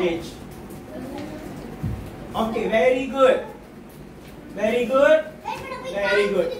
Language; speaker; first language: English; non-native, local second language; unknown